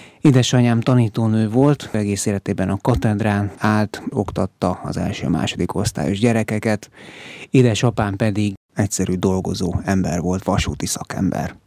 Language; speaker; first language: Hungarian; native; Hungarian